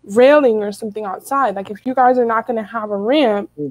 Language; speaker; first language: English; native; English